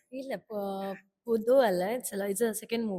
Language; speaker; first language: Tamil; non-native, learner; Malayalam